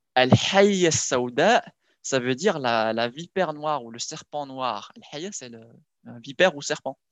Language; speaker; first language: French; non-native, local second language; Arabic